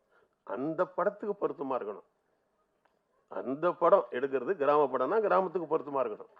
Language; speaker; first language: Tamil; native; Tamil